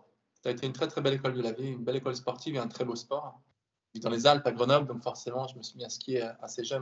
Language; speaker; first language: French; native; French